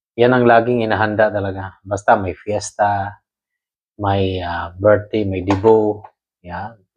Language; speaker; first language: Filipino; non-native, local second language; Cebuano